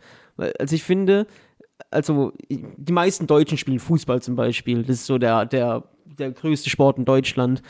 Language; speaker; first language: German; native; German